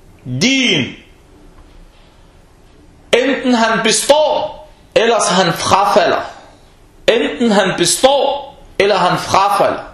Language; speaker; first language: Danish; early bilingual, other home language; Arabic